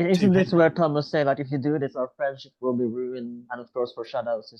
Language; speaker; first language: English; non-native, fluent; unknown